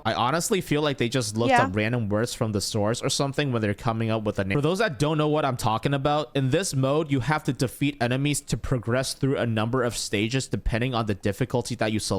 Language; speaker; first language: English; native; English